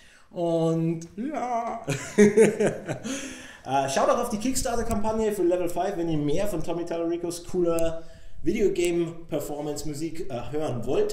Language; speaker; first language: German; native; German